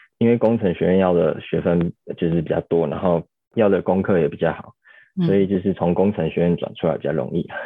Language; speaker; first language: Chinese; native; Chinese